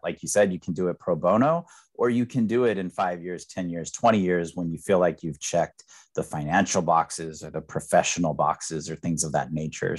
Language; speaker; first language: English; native; English